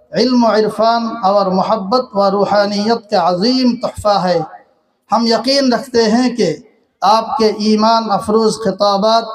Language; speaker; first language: Urdu; non-native, fluent; Bangla